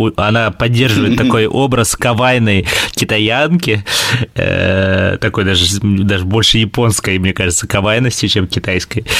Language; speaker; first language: Russian; native; Russian